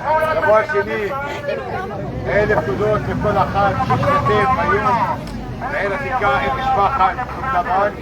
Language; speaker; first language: Hebrew; non-native, local second language; Arabic